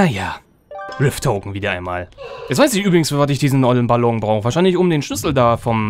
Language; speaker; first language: German; native; German